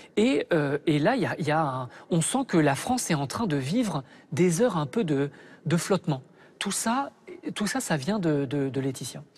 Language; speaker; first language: French; native; French